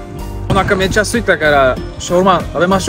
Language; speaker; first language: Japanese; non-native, learner; Russian